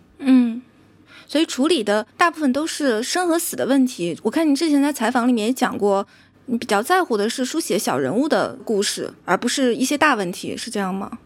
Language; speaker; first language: Chinese; native; Chinese